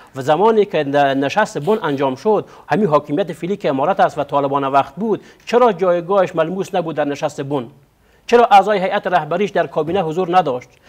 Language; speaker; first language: Persian; non-native, local second language; Pashto